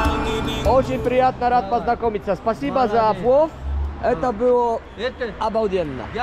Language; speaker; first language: Russian; non-native, learner; Polish